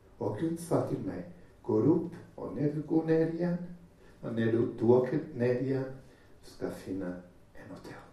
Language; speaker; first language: Swedish; non-native, fluent; Portuguese